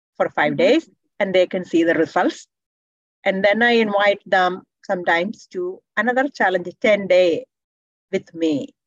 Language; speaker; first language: English; non-native, local second language; Malayalam